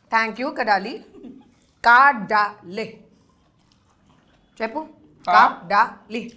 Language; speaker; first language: Telugu; non-native, local second language; Hindi